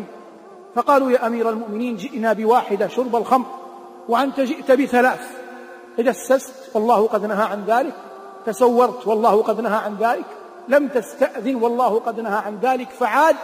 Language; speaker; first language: Arabic; native; Arabic